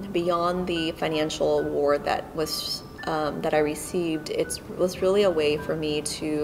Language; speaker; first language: English; native; English